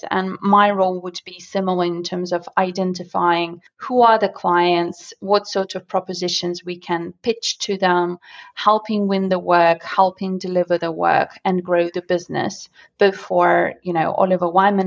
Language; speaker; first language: English; non-native, fluent; Russian